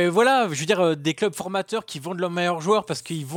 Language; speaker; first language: French; native; French